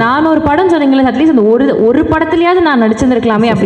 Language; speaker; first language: Tamil; native; Tamil